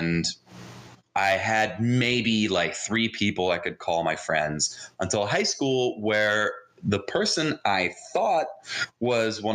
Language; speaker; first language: English; early bilingual, other home language; Hebrew